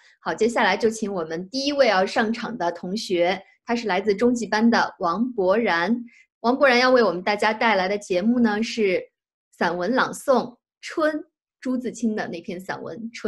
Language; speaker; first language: Chinese; native; Chinese